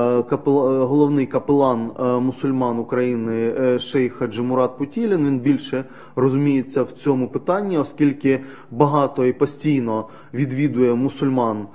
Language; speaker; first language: Ukrainian; native; Ukrainian